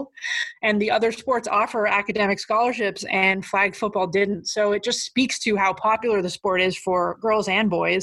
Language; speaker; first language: English; native; English